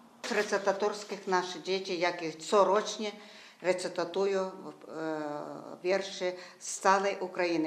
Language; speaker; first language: Ukrainian; non-native, local second language; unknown